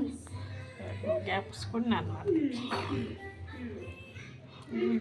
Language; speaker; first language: Kannada; native; Kannada